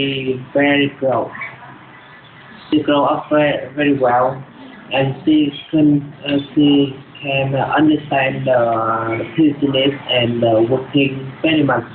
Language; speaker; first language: English; non-native, learner; Vietnamese